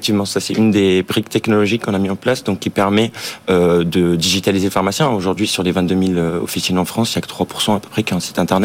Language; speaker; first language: French; native; French